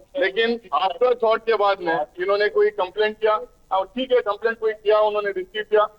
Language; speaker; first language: Hindi; non-native, local second language; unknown